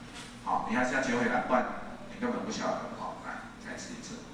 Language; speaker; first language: Chinese; native; Chinese